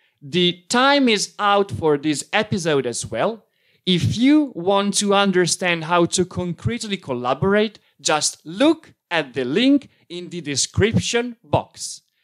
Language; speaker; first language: English; non-native, fluent; Italian